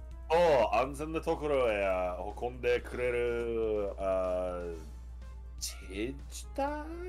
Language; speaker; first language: Japanese; non-native, fluent; English